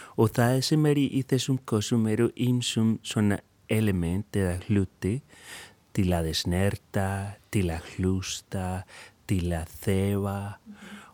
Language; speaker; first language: Icelandic; non-native, fluent; Spanish